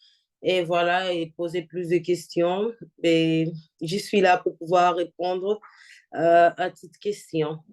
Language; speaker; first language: French; non-native, fluent; Portuguese